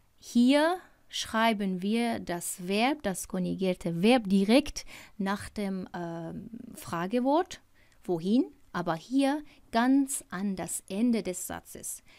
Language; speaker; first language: German; non-native, fluent; Persian